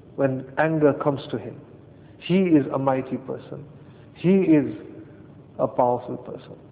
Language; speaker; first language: English; early bilingual, other home language; Urdu